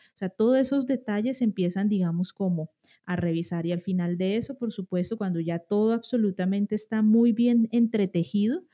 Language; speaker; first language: Spanish; native; Spanish